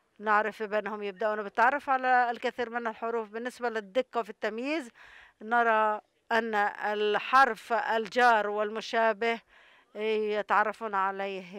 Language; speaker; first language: Arabic; non-native, local second language; Hebrew